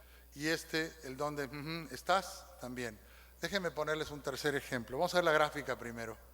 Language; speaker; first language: Spanish; native; Spanish